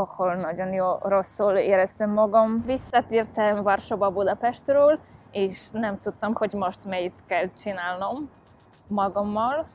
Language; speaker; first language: Hungarian; non-native, fluent; Polish